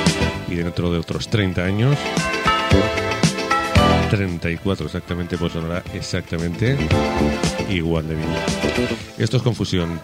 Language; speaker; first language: Spanish; native; Spanish